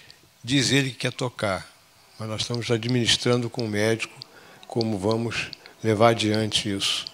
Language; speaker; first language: Portuguese; native; Portuguese